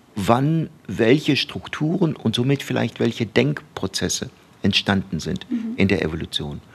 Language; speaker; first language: German; early bilingual, other home language; Turkish